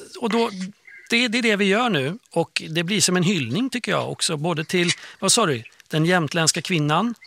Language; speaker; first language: Swedish; native; Swedish